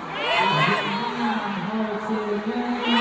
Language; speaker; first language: Vietnamese; non-native, learner; Korean